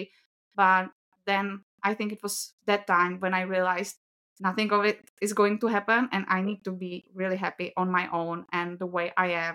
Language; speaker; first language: English; non-native, fluent; Czech